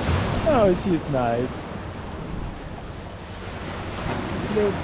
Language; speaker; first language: English; non-native, learner; Amharic